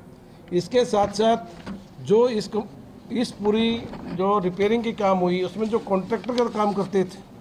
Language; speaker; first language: Hindi; non-native, local second language; Gujarati